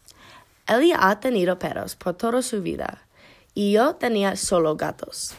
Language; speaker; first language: Spanish; non-native, learner; English